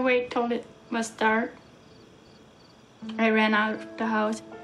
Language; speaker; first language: English; early bilingual, other home language; Pennsylvania German